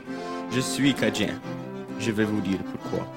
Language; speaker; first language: French; non-native, local second language; English